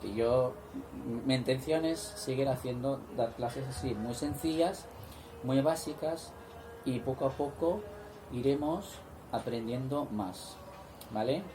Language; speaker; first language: Spanish; non-native, fluent; Arabic